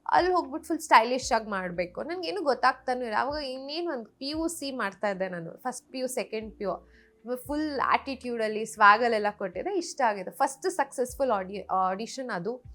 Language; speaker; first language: Kannada; non-native, local second language; Rajasthani